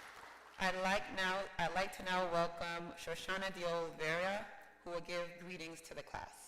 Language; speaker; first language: English; native; English